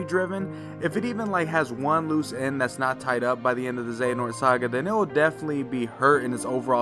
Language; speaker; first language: English; native; English